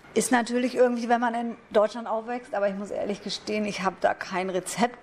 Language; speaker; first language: German; native; German